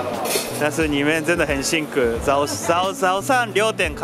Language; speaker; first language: Chinese; non-native, fluent; Japanese